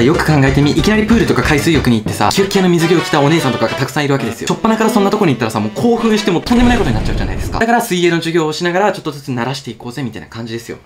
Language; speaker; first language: Japanese; native; Japanese